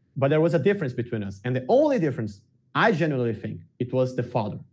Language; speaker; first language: English; non-native, fluent; Portuguese